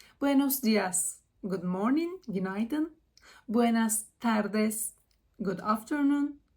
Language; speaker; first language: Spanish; non-native, learner; Turkish